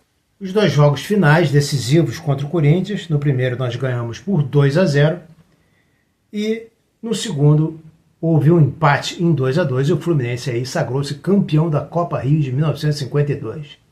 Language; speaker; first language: Portuguese; native; Portuguese